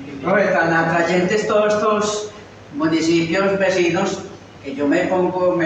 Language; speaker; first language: Spanish; native; Spanish